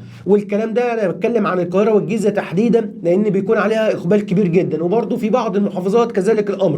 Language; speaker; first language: Arabic; native; Arabic